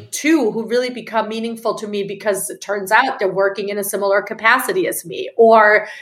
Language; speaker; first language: English; non-native, fluent; German